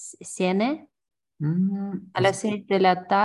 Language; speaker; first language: Spanish; non-native, learner; English